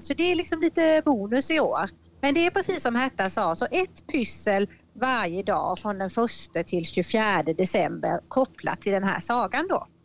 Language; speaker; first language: Swedish; native; Swedish